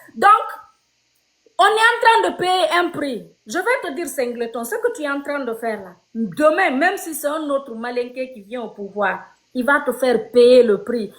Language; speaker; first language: French; non-native, local second language; Fula